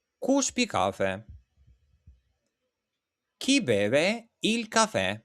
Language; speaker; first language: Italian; non-native, learner; Albanian